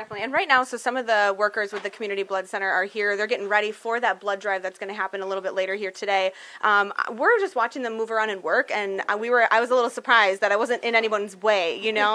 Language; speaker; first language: English; native; English